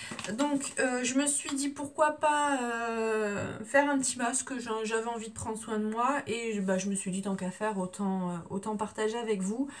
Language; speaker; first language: French; native; French